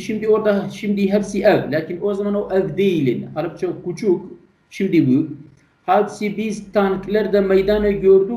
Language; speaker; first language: Turkish; non-native, learner; Kurdish